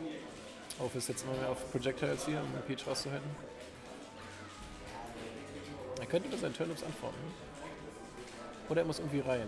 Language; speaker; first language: German; native; German